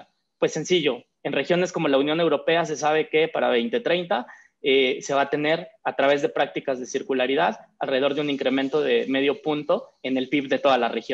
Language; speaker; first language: Spanish; native; Spanish